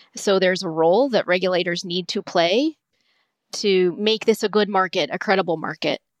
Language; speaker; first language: English; native; English